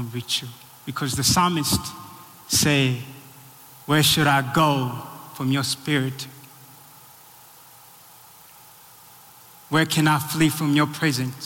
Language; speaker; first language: English; non-native, local second language; Rundi